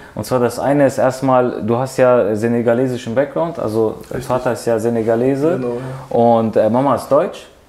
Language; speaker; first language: German; early bilingual, other home language; Kurdish